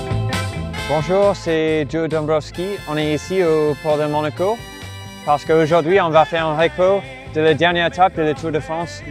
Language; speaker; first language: French; non-native, fluent; English